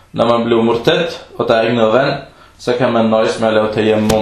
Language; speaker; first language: Danish; early bilingual, other home language; Arabic